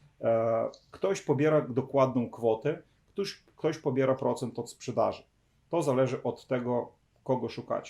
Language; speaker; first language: Polish; non-native, fluent; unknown